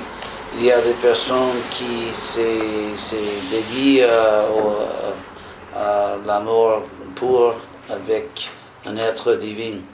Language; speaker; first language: French; non-native, fluent; English